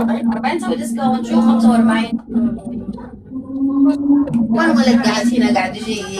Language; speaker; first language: Arabic; non-native, learner; Amharic